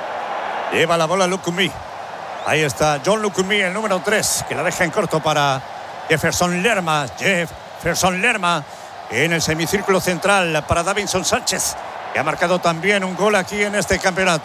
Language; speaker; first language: Spanish; native; Spanish